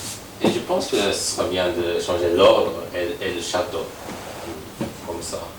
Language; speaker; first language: French; non-native, fluent; Japanese